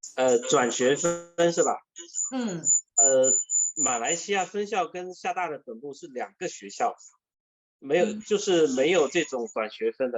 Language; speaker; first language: Chinese; native; Chinese